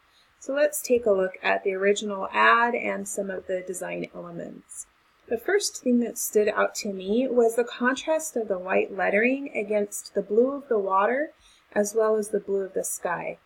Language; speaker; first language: English; native; English